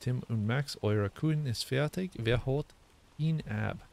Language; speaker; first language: German; non-native, learner; English